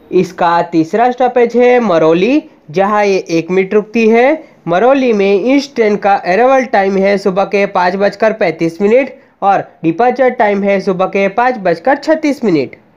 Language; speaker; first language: Hindi; non-native, local second language; Gujarati